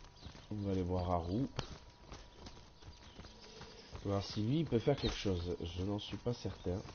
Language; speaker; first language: French; native; French